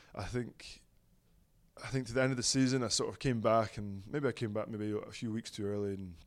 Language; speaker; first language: English; native; English